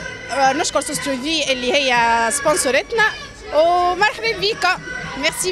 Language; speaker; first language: Arabic; native; Arabic